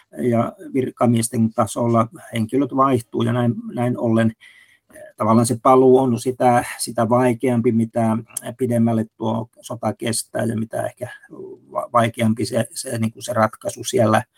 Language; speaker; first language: Finnish; native; Finnish